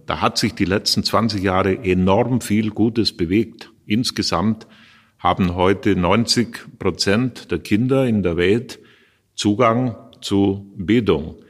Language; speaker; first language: German; native; German